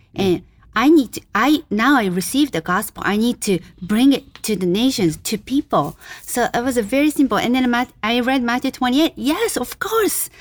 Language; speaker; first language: English; non-native, fluent; Japanese